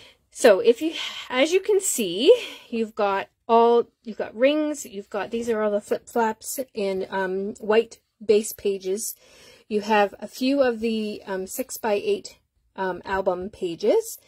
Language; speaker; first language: English; native; English